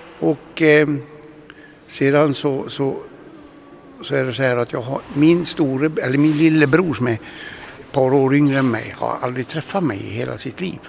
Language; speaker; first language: Swedish; native; Swedish